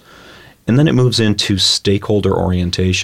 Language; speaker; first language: English; native; English